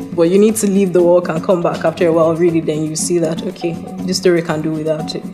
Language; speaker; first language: English; non-native, local second language; Hausa